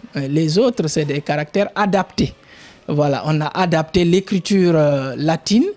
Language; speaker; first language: French; non-native, local second language; Fula